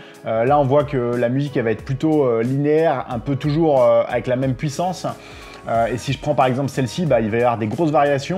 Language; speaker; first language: French; native; French